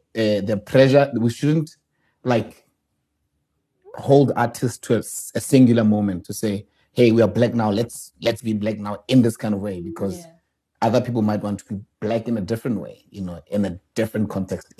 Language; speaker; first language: English; non-native, local second language; Northern Sotho